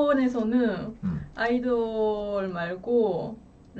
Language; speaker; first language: Korean; non-native, fluent; Japanese